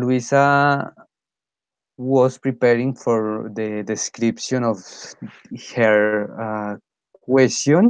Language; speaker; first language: English; non-native, fluent; Spanish